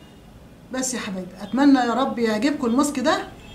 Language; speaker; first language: Arabic; native; Arabic